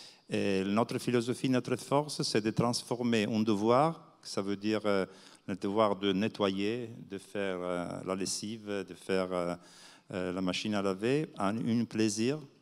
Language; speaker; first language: French; non-native, fluent; Italian